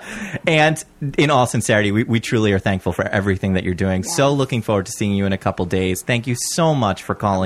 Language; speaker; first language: English; native; English